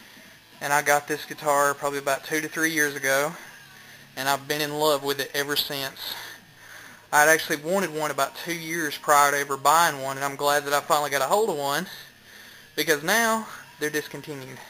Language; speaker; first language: English; native; English